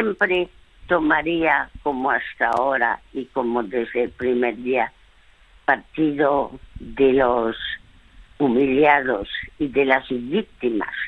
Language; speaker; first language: Spanish; early bilingual, other home language; French